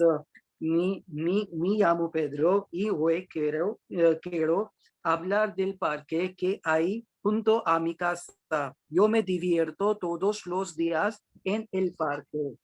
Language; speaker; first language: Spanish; non-native, learner; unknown